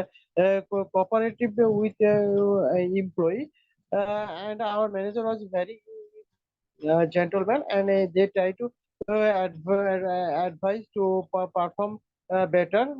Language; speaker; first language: English; non-native, learner; Bangla